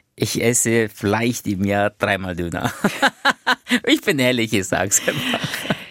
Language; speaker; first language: German; early bilingual, other home language; Turkish